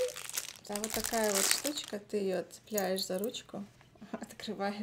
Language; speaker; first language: Russian; native; Russian